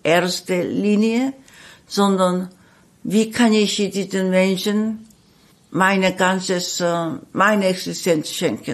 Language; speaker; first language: German; non-native, fluent; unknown